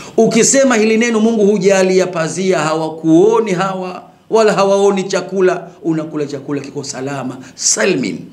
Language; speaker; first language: Swahili; native; Swahili